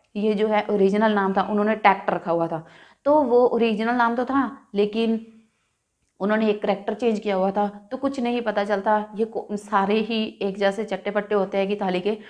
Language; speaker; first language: Hindi; non-native, local second language; Punjabi